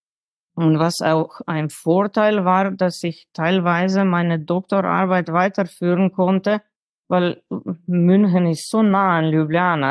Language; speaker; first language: German; non-native, fluent; Slovenian